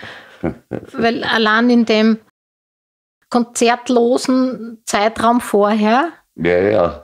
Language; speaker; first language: German; native; German